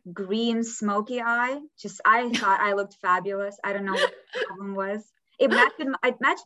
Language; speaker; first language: English; non-native, fluent; Ukrainian